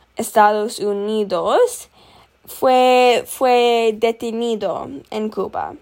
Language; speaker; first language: Spanish; non-native, learner; English